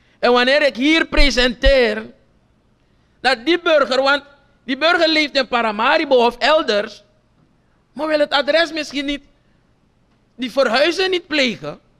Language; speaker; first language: Dutch; non-native, local second language; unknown